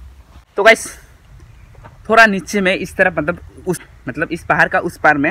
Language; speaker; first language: Hindi; non-native, local second language; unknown